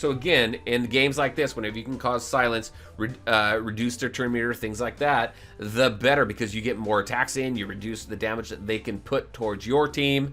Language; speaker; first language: English; native; English